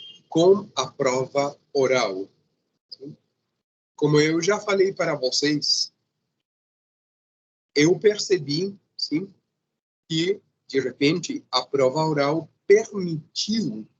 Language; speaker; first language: Portuguese; non-native, fluent; Spanish